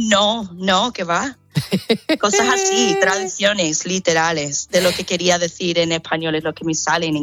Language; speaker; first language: Spanish; non-native, fluent; English